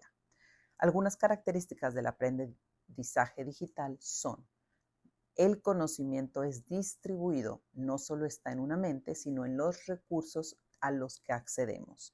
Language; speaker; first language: Spanish; native; Spanish